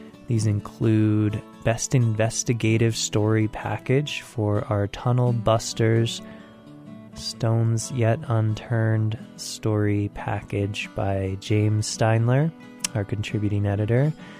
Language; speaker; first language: English; native; English